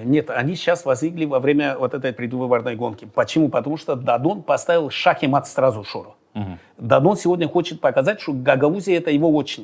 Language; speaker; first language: Russian; non-native, local second language; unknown